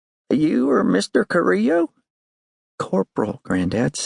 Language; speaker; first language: English; native; English